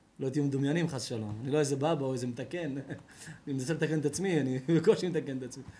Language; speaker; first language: Hebrew; native; Hebrew